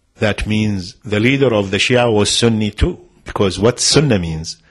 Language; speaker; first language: English; non-native, fluent; Arabic